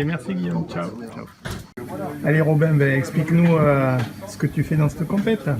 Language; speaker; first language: French; native; French